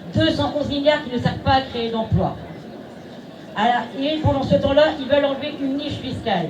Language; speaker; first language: French; native; French